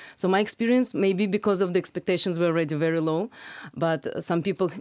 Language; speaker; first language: English; non-native, fluent; Russian